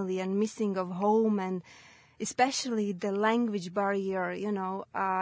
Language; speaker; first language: English; non-native, fluent; Latvian